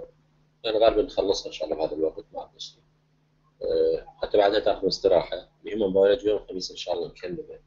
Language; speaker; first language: Arabic; native; Arabic